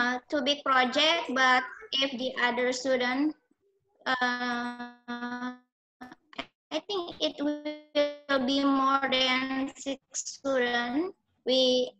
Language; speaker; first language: English; non-native, fluent; Indonesian